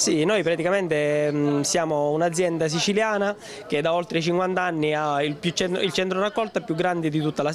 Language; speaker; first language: Italian; native; Italian